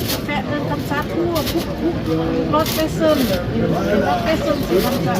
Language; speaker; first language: French; non-native, learner; Thai